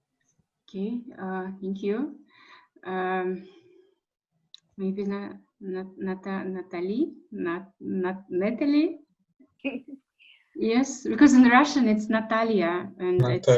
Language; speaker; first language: English; non-native, fluent; Russian